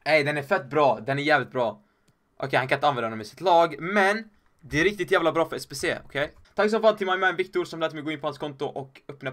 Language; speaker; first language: Swedish; native; Swedish